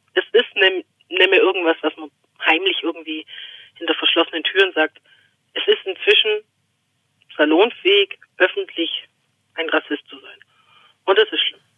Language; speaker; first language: German; native; German